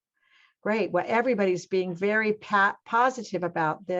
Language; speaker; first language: English; native; English